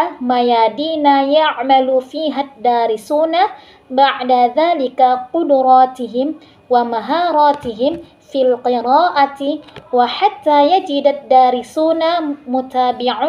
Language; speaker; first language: Arabic; non-native, learner; Indonesian